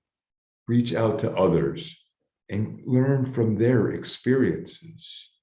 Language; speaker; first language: English; native; English